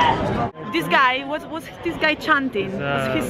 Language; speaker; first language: English; non-native, fluent; Spanish